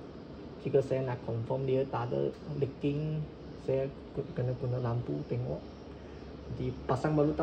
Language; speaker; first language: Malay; non-native, local second language; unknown